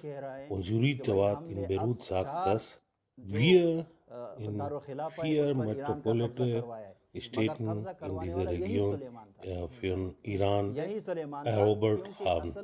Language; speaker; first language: German; non-native, learner; Urdu